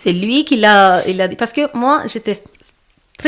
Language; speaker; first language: French; non-native, learner; Malayalam